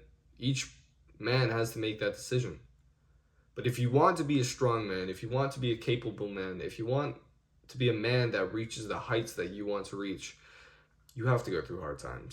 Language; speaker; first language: English; native; English